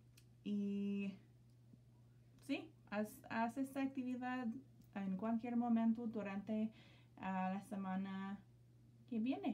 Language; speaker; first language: Spanish; non-native, learner; English